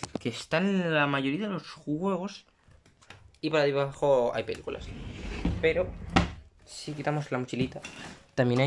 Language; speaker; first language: Spanish; native; Spanish